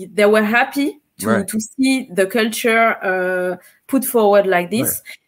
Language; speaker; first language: English; non-native, fluent; French